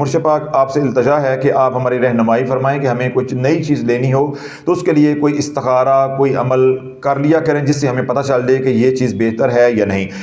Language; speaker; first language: Urdu; native; Urdu